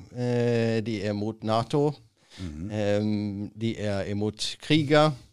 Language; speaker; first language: Norwegian; non-native, fluent; German